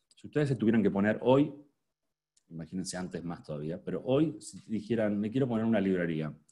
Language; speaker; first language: Spanish; native; Spanish